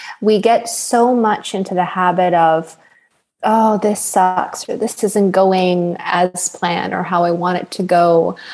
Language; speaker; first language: English; native; English